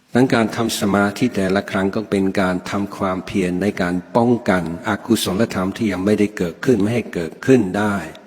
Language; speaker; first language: Thai; non-native, fluent; English